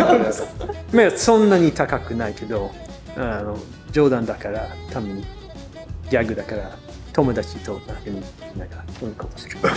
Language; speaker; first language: Japanese; non-native, learner; English